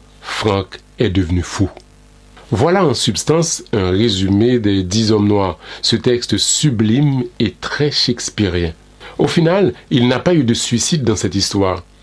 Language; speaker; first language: French; non-native, local second language; Haitian Creole